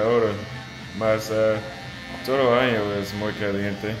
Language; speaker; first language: Spanish; non-native, learner; English